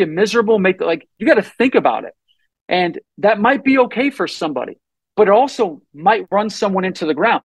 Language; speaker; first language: English; native; English